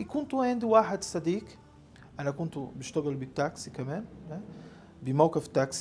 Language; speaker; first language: Arabic; non-native, learner; Portuguese